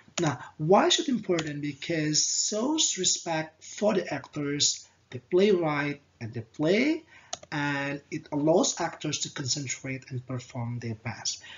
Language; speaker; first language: English; non-native, fluent; Indonesian